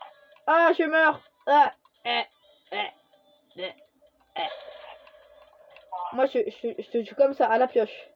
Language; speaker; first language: French; native; French